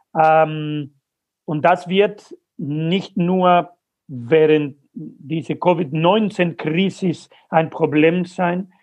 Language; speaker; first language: German; non-native, fluent; Spanish